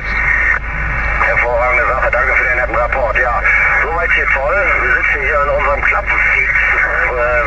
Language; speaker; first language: German; native; German